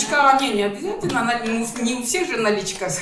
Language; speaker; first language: Russian; non-native, local second language; Kyrgyz